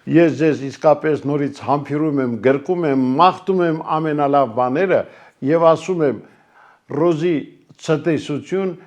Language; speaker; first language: Armenian; native; Armenian